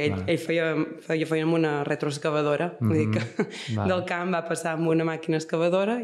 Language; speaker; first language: Catalan; native; Catalan